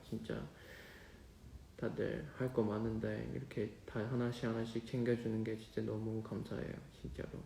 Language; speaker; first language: Korean; non-native, fluent; Chinese